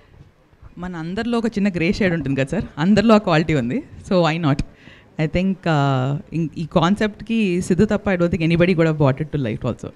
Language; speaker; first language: Telugu; native; Telugu